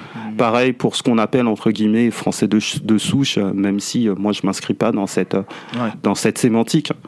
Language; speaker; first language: French; native; French